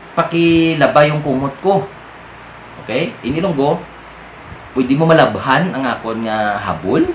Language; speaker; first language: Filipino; non-native, local second language; Hiligaynon